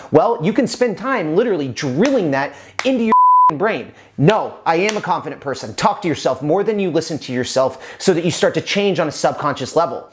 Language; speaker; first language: English; native; English